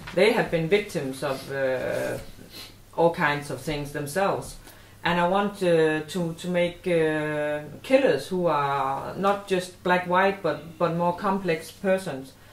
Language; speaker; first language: English; non-native, fluent; Danish